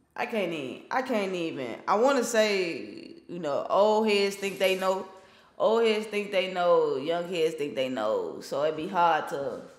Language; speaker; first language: English; native; English